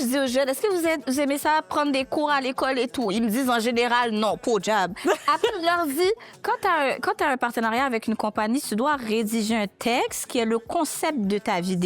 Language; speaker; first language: French; native; French